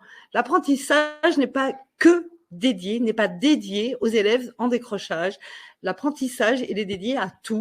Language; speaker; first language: French; native; French